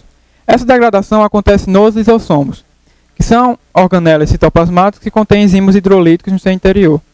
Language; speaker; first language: Portuguese; native; Portuguese